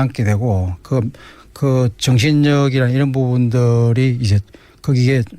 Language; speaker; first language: Korean; native; Korean